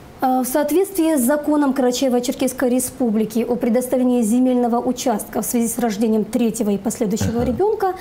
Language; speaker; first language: Russian; native; Russian